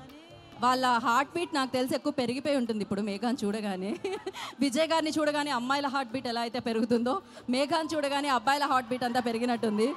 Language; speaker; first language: Telugu; native; Telugu